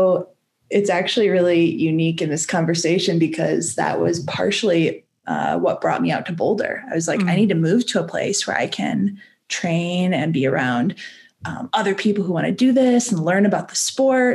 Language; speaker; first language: English; native; English